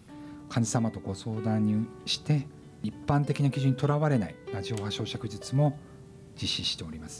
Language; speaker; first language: Japanese; native; Japanese